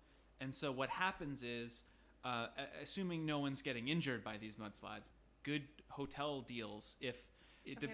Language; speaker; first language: English; native; English